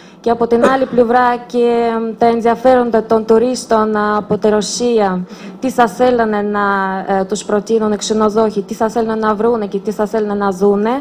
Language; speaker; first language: Greek; non-native, fluent; Russian